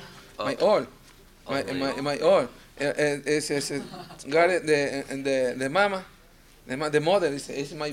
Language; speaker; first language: English; non-native, learner; Spanish